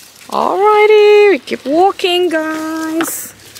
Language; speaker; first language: English; non-native, learner; Indonesian